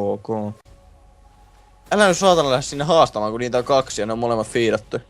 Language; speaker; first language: Finnish; native; Finnish